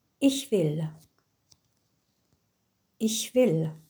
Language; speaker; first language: German; non-native, fluent; English